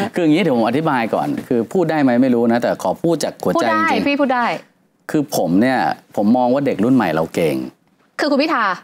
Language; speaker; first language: Thai; native; Thai